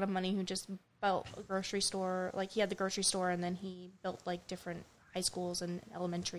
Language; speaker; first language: English; native; English